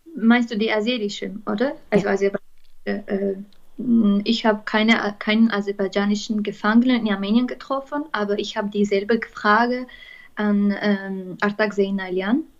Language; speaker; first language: German; non-native, fluent; Armenian